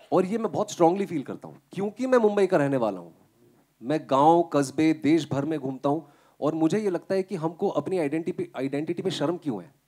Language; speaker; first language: Hindi; native; Hindi